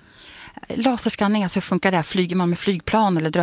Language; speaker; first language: Swedish; native; Swedish